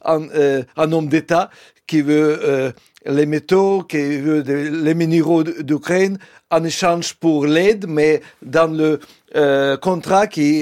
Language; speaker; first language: French; non-native, fluent; Russian